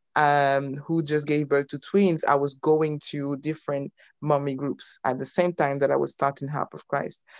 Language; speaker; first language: English; non-native, fluent; French